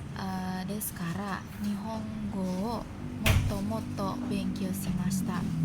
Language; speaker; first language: Japanese; non-native, learner; Indonesian